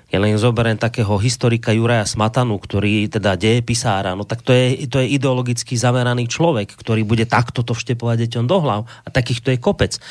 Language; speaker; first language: Slovak; native; Slovak